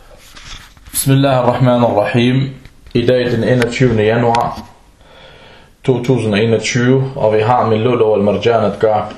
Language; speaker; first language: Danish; non-native, fluent; Arabic